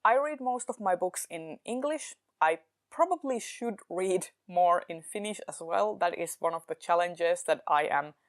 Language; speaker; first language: English; non-native, fluent; Finnish